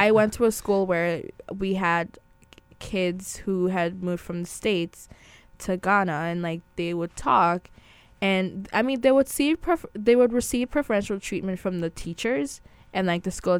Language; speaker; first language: English; non-native, local second language; Akan